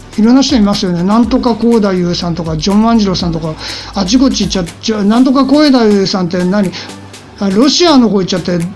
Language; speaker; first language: Japanese; native; Japanese